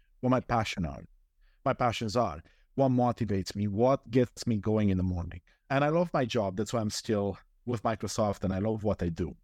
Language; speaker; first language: English; non-native, fluent; Romanian